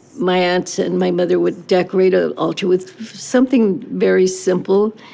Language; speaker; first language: English; native; English